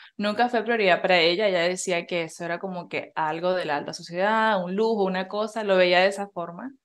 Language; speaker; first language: Spanish; native; Spanish